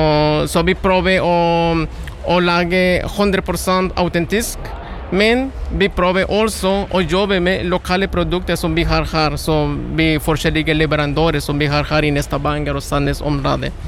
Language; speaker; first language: Norwegian; non-native, learner; Spanish